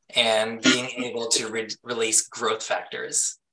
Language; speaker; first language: English; native; English